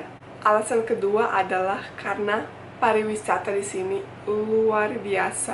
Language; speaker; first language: Indonesian; non-native, fluent; Bosnian